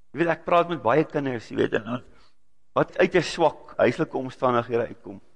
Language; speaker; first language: Afrikaans; native; Afrikaans